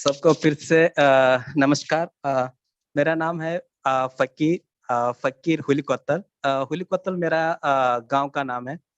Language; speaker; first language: Hindi; non-native, learner; Kannada